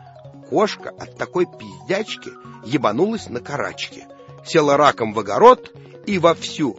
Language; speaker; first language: Russian; native; Russian